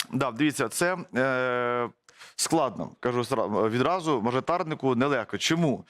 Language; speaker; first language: Ukrainian; native; Ukrainian